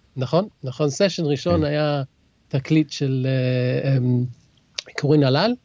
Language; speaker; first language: Hebrew; early bilingual, other home language; English